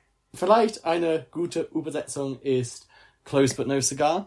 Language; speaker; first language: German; non-native, learner; English